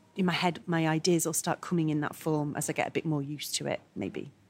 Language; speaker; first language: English; native; English